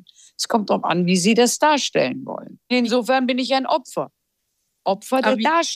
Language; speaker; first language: German; early bilingual, heritage; German